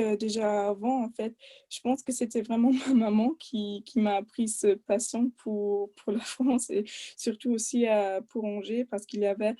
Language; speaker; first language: French; non-native, fluent; German